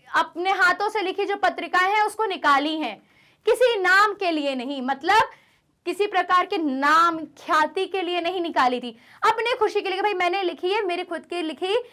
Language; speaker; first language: Hindi; native; Hindi